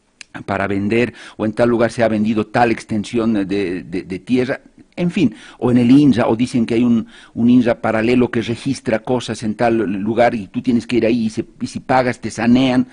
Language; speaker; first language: Spanish; native; Spanish